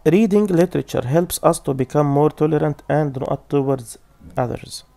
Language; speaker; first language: English; non-native, fluent; Arabic